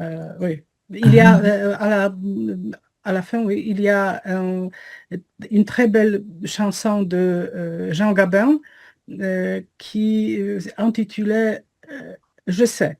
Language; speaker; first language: French; non-native, fluent; Polish